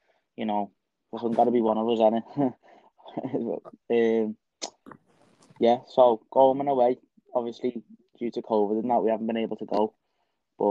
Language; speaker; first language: English; native; English